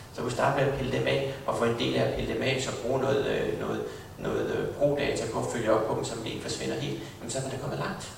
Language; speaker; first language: Danish; native; Danish